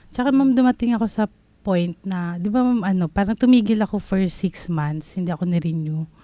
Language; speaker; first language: Filipino; native; Filipino